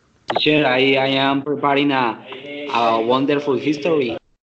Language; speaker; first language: English; non-native, learner; Spanish